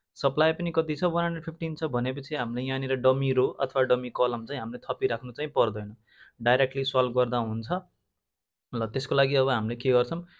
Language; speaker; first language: Nepali; native; Nepali